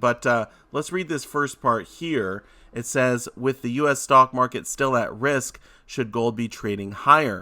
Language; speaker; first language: English; native; English